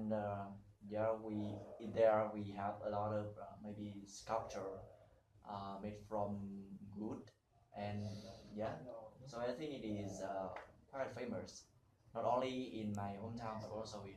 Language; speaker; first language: English; non-native, learner; Vietnamese